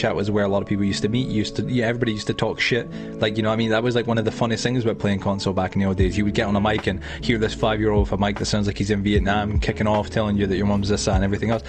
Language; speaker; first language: English; native; English